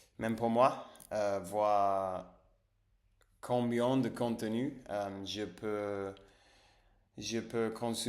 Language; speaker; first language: French; non-native, learner; English